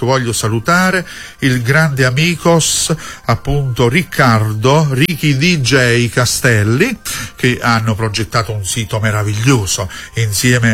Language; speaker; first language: Italian; native; Italian